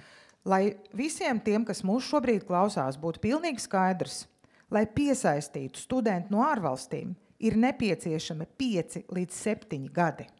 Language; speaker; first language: Latvian; native; Latvian